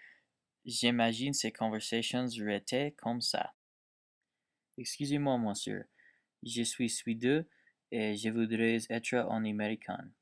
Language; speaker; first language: French; non-native, learner; English